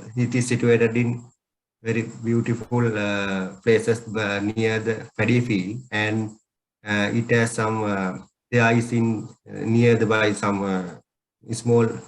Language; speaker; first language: English; non-native, learner; Sinhala